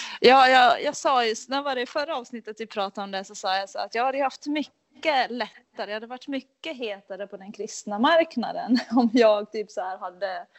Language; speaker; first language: Swedish; native; Swedish